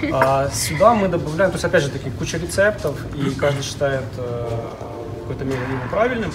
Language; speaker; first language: Russian; native; Russian